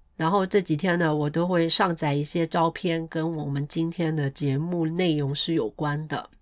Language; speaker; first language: Chinese; non-native, local second language; Cantonese